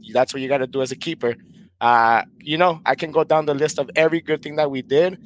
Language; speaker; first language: English; early bilingual, other home language; Spanish